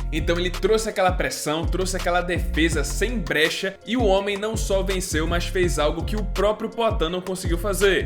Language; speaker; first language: Portuguese; native; Portuguese